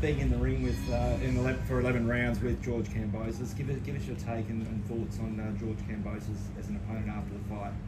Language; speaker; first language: English; non-native, learner; Ukrainian